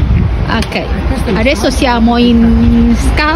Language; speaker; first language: Italian; non-native, learner; Indonesian